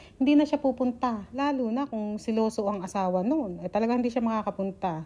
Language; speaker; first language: Filipino; native; Filipino